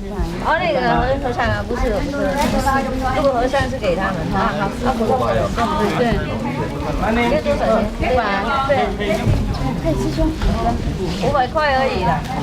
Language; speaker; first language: Chinese; non-native, fluent; Vietnamese